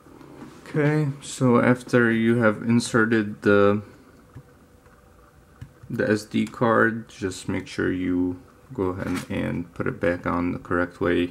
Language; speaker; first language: English; native; English